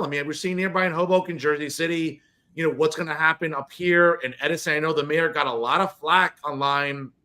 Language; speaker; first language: English; native; English